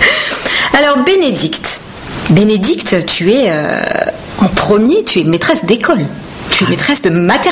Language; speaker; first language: French; native; French